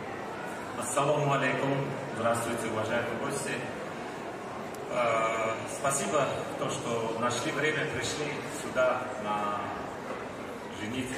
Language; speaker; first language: Russian; non-native, local second language; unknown